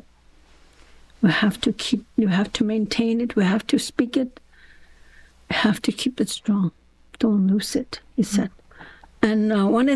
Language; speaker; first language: English; non-native, fluent; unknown